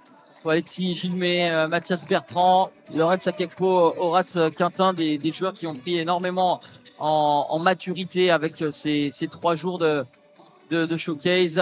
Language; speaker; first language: French; native; French